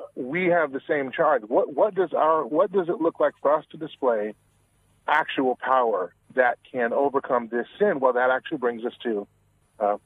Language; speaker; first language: English; native; English